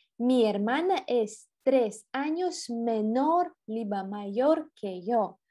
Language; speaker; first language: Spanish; non-native, fluent; Russian